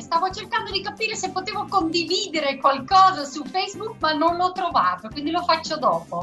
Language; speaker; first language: Italian; non-native, fluent; Dutch